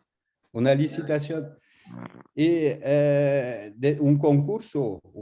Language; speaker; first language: Spanish; non-native, learner; French